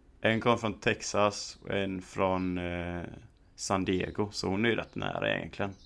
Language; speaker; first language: Swedish; native; Swedish